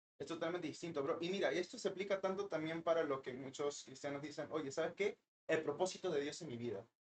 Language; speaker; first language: Spanish; early bilingual, heritage; Spanish